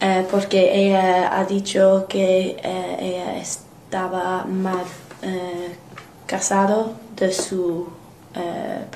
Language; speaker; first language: Spanish; non-native, learner; English